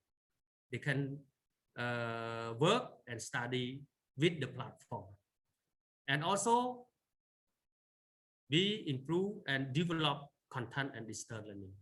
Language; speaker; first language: English; non-native, learner; Khmer